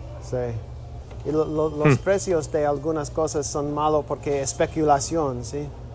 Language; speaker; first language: Spanish; non-native, learner; English